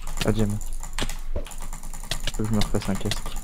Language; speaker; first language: French; native; French